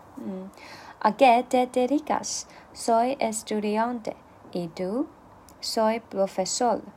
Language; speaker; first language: Spanish; non-native, learner; Chinese